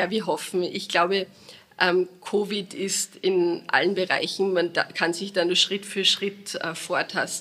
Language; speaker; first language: German; native; German